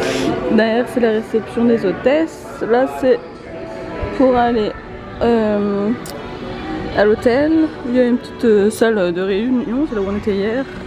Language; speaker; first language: French; native; French